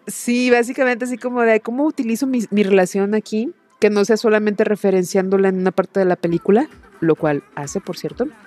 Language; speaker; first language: Spanish; native; Spanish